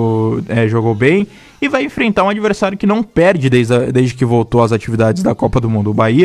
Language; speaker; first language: Portuguese; native; Portuguese